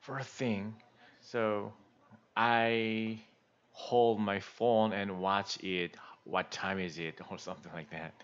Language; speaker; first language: English; non-native, learner; Korean